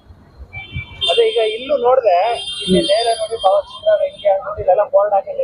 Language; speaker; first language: Kannada; native; Kannada